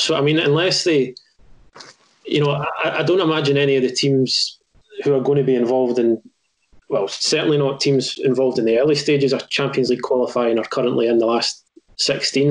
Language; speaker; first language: English; native; English